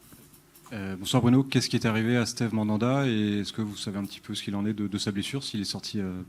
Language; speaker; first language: French; native; French